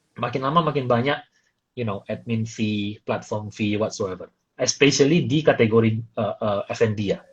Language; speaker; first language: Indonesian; native; Indonesian